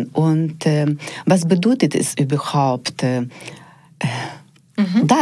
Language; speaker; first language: German; non-native, fluent; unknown